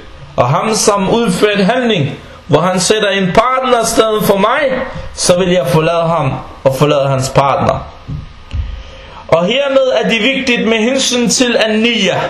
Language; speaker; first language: Danish; non-native, fluent; Arabic